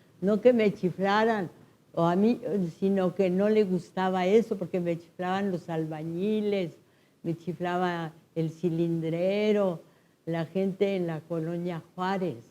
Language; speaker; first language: Spanish; early bilingual, other home language; French